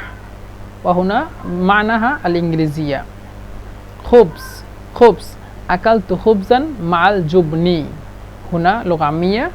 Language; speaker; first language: Egyptian Arabic; non-native, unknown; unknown